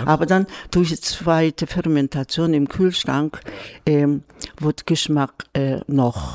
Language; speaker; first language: German; non-native, fluent; Korean